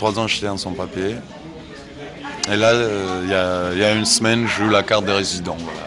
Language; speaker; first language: French; non-native, fluent; Uzbek